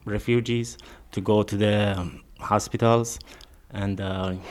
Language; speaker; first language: English; non-native, learner; Persian